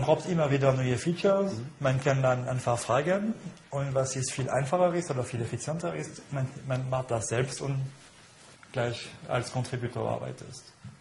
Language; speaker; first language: German; non-native, fluent; French